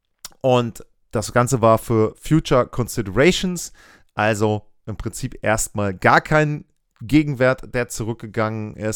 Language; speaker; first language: German; native; German